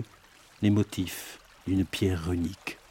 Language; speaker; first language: French; native; French